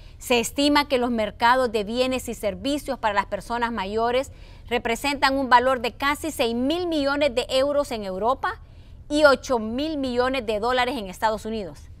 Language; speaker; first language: Spanish; native; Spanish